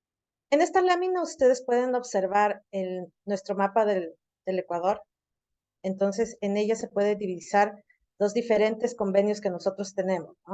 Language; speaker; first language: Spanish; native; Spanish